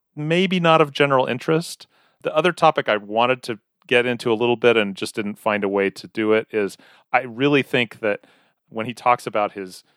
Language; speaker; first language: English; native; English